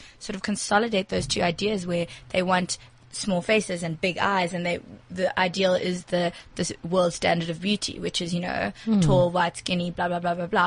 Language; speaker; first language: English; native; English